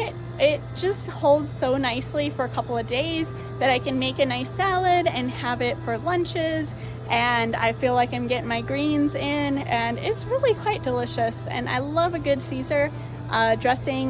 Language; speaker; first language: English; native; English